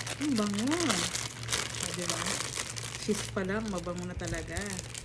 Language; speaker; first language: Filipino; native; Filipino